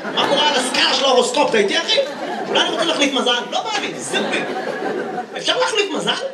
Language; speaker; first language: Hebrew; native; Hebrew